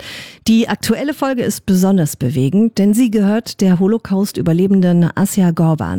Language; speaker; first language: German; native; German